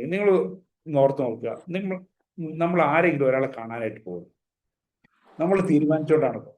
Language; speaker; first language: Malayalam; native; Malayalam